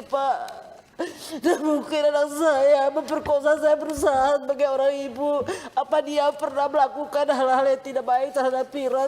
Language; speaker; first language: Indonesian; non-native, local second language; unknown